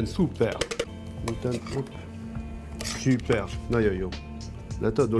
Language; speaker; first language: Hungarian; non-native, learner; French